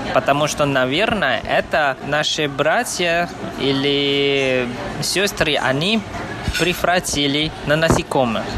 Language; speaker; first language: Russian; non-native, fluent; Chinese